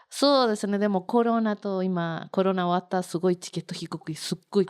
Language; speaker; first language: Japanese; non-native, learner; Spanish